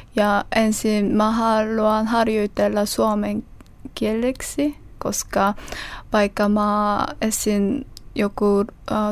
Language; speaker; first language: Finnish; non-native, fluent; Korean